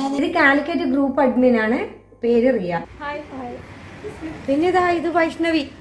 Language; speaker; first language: Malayalam; native; Malayalam